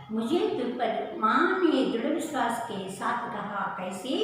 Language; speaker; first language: Hindi; non-native, local second language; Telugu